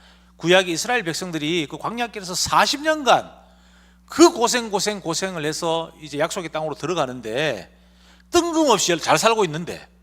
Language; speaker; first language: Korean; native; Korean